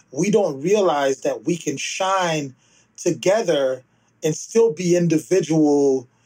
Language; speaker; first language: English; early bilingual, other home language; Haitian Creole